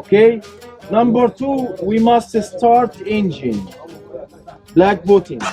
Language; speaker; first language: English; non-native, learner; Arabic